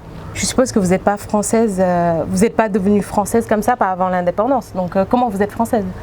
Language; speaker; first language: French; native; French